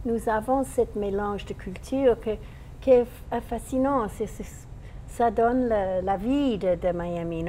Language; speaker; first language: French; non-native, fluent; English